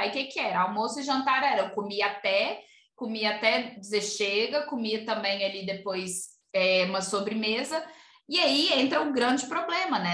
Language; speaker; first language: Portuguese; native; Portuguese